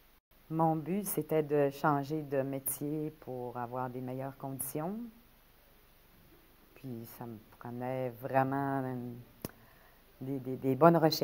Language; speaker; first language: French; native; French